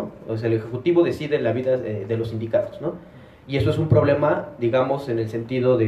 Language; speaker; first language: Spanish; native; Spanish